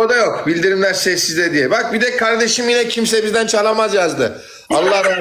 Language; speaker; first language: Turkish; native; Turkish